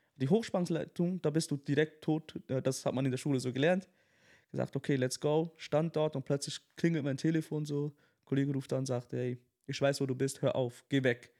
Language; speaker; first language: German; early bilingual, other home language; Tamil